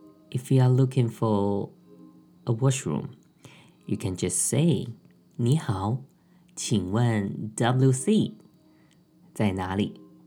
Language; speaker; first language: English; non-native, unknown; Chinese